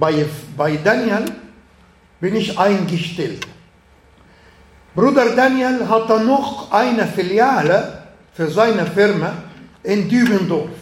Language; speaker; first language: German; non-native, learner; Arabic